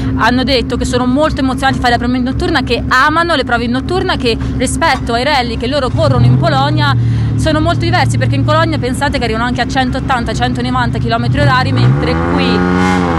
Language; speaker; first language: Italian; native; Italian